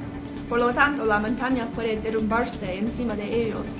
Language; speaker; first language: Spanish; non-native, learner; English